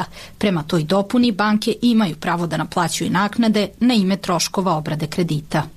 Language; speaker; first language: Serbian; native; Serbian